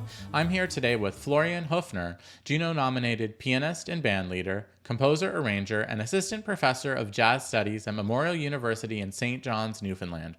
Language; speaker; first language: English; native; English